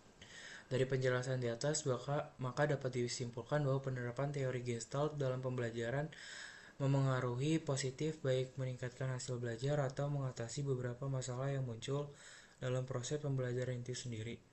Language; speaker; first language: Indonesian; native; Indonesian